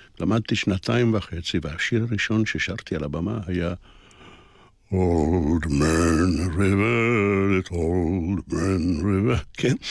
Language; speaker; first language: Hebrew; early bilingual, other home language; Polish